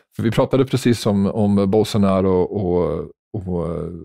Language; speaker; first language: Swedish; non-native, fluent; English